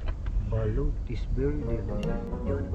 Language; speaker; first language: English; non-native, local second language; Filipino